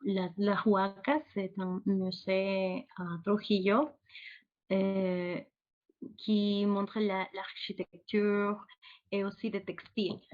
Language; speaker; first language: French; non-native, fluent; Spanish